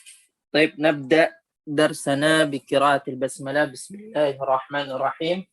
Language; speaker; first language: Arabic; non-native, fluent; Indonesian